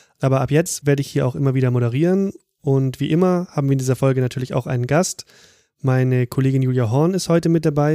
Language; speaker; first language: German; native; German